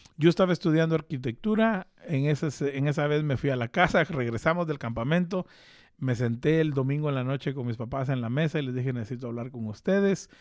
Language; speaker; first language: Spanish; early bilingual, heritage; Spanish